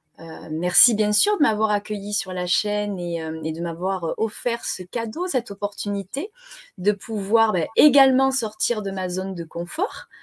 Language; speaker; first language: French; native; French